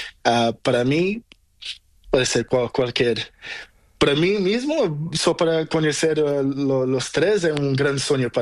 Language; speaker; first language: Spanish; non-native, learner; Portuguese